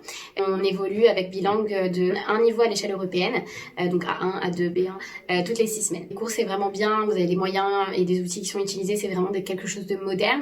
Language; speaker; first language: French; native; French